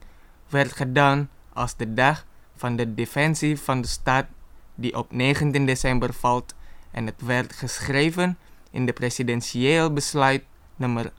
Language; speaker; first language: Dutch; non-native, fluent; Indonesian